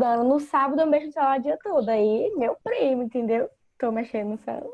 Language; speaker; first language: Portuguese; native; Portuguese